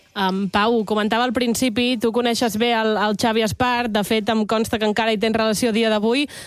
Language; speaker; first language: Catalan; native; Catalan